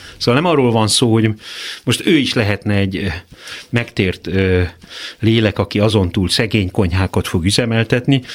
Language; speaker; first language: Hungarian; native; Hungarian